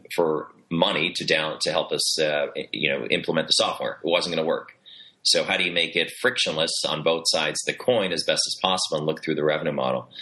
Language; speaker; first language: English; native; English